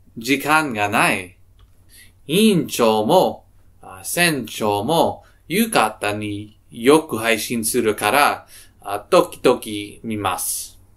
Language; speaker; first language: Japanese; non-native, learner; English